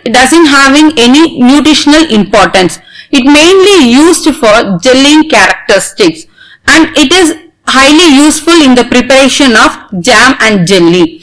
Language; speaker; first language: English; non-native, local second language; Tamil